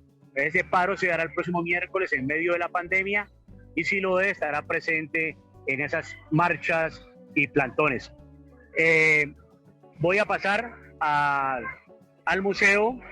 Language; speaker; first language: Spanish; native; Spanish